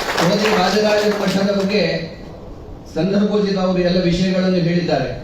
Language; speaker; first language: Kannada; non-native, local second language; Konkani